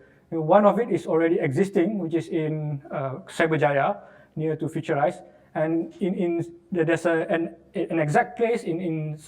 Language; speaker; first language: English; non-native, local second language; Malay